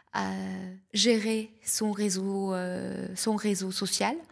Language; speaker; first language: French; non-native, local second language; Arabic